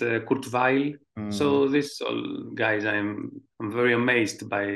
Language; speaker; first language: English; non-native, fluent; Greek